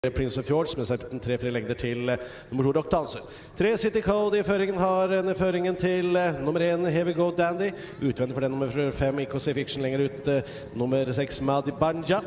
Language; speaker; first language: Norwegian; native; Norwegian